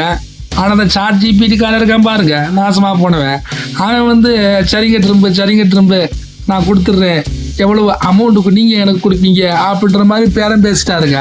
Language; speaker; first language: Tamil; native; Tamil